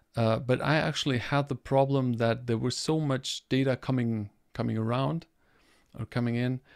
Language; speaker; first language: English; non-native, fluent; German